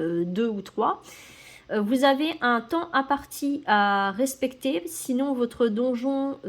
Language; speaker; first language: French; native; French